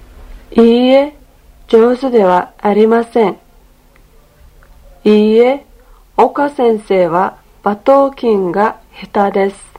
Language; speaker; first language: Japanese; non-native, learner; Mongolian